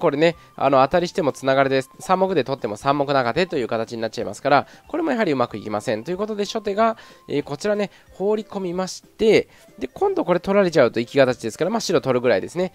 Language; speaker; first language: Japanese; native; Japanese